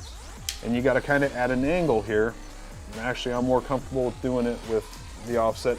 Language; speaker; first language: English; native; English